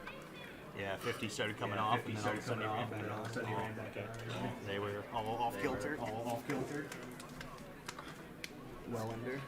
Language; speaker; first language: English; native; English